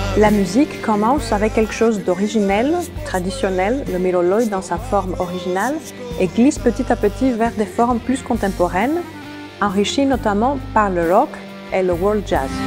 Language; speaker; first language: French; non-native, fluent; Greek